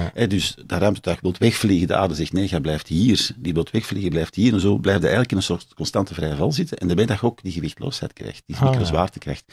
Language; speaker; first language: Dutch; native; Dutch